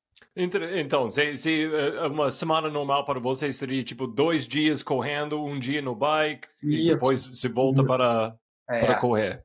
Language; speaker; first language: Portuguese; non-native, fluent; English